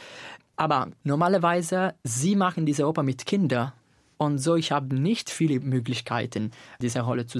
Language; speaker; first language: German; non-native, fluent; Italian